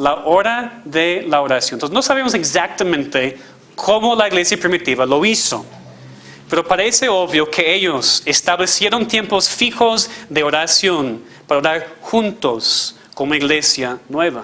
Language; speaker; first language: Spanish; non-native, fluent; English